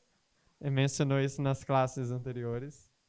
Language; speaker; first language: Portuguese; native; Portuguese